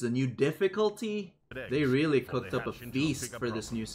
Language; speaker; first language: English; native; English